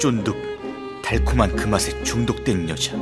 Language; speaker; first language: Korean; native; Korean